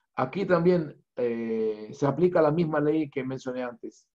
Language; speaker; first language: Spanish; non-native, fluent; Hebrew